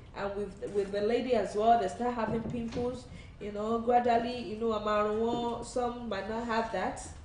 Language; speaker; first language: English; non-native, local second language; Yoruba